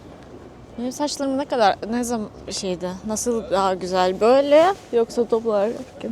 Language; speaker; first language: Turkish; non-native, learner; Russian